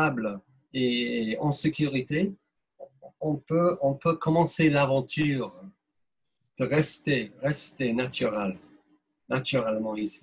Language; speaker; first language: French; non-native, fluent; English